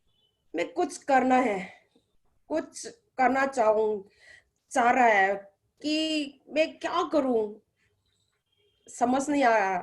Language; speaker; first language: Hindi; non-native, local second language; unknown